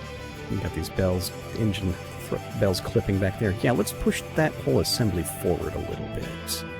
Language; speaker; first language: English; native; English